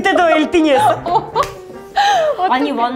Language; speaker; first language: Korean; non-native, fluent; Ukrainian